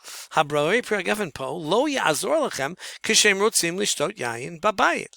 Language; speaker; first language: Hebrew; non-native, fluent; English